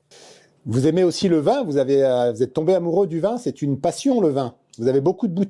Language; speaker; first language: French; native; French